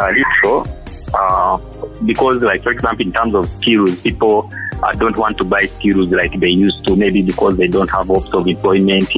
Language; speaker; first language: English; non-native, local second language; Kinyarwanda